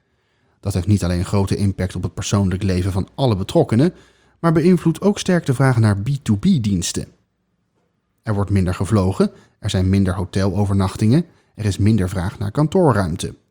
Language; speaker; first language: Dutch; native; Dutch